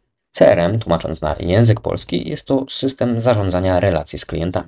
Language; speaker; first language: Polish; native; Polish